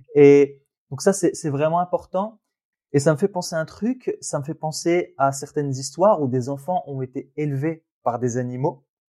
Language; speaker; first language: French; early bilingual, other home language; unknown